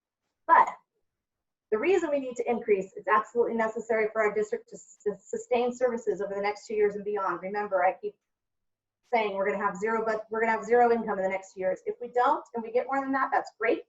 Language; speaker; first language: English; native; English